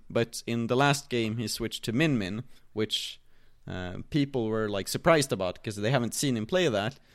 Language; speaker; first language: English; non-native, fluent; Swedish